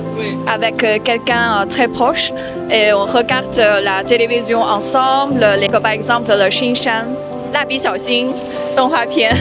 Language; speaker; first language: French; non-native, fluent; Chinese